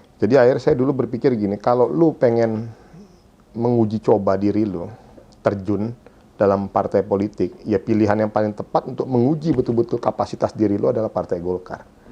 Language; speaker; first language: Indonesian; native; Indonesian